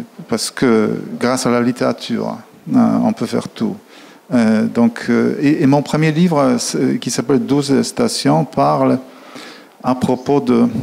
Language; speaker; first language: French; non-native, fluent; Polish